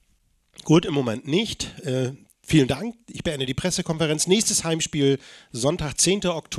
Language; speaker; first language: German; native; German